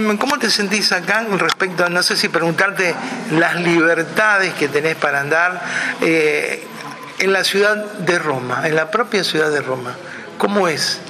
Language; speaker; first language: Spanish; native; Spanish